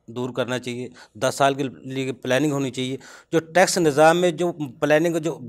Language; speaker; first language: Urdu; native; Urdu